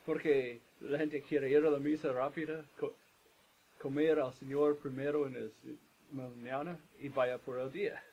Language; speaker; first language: Spanish; non-native, fluent; English